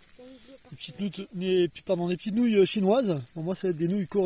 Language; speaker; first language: French; native; French